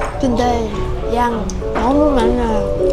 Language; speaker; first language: Korean; non-native, learner; Vietnamese